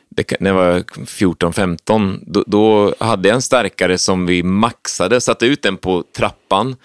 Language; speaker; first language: Swedish; native; Swedish